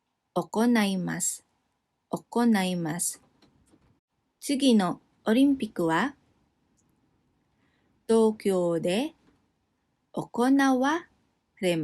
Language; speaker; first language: Japanese; non-native, fluent; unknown